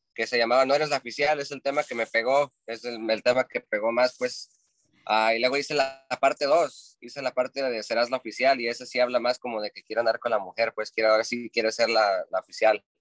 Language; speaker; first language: Spanish; early bilingual, heritage; Spanish